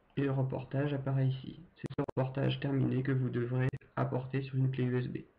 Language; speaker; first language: French; native; French